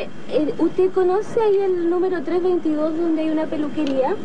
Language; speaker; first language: Spanish; native; Spanish